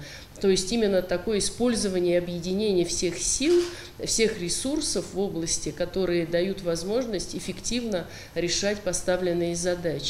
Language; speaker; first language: Russian; native; Russian